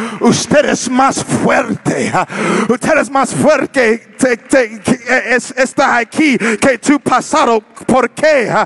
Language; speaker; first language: Spanish; non-native, learner; English